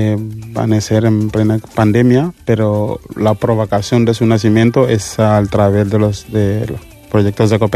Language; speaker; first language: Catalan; non-native, learner; Mandingo